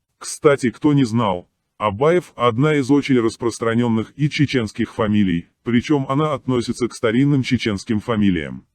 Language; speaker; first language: Russian; non-native, local second language; Chechen